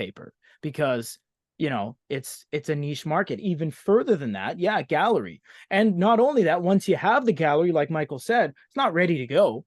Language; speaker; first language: English; native; English